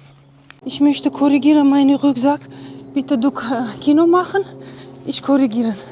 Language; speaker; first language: German; non-native, learner; Uzbek